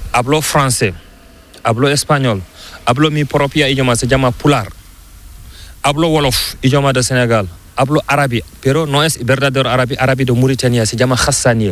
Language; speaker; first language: Spanish; non-native, learner; Fula